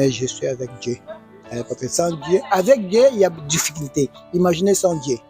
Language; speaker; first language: French; non-native, learner; Portuguese